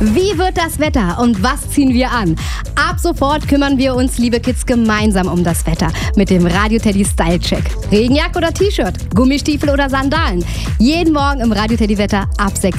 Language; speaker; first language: German; native; German